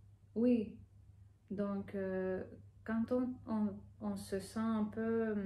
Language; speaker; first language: French; non-native, fluent; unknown